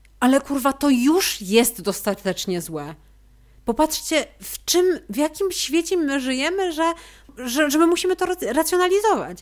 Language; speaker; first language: Polish; native; Polish